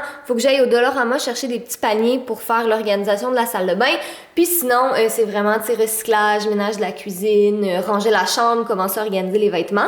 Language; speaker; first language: French; native; French